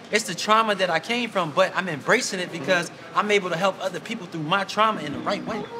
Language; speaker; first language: English; native; English